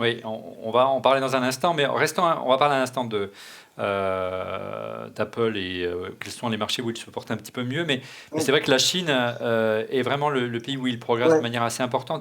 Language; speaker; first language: French; native; French